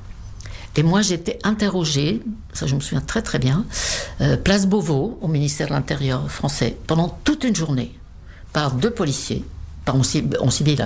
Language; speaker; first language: French; non-native, fluent; Czech